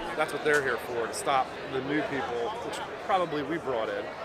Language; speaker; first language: English; native; English